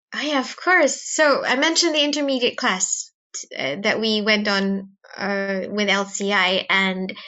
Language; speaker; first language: English; non-native, local second language; Cebuano